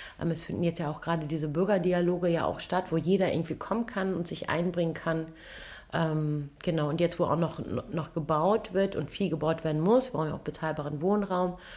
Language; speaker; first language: German; early bilingual, other home language; Turkish